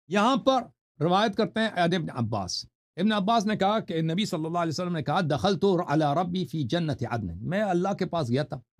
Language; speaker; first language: Urdu; non-native, fluent; Persian